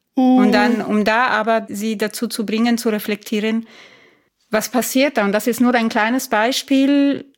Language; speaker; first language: German; non-native, fluent; Italian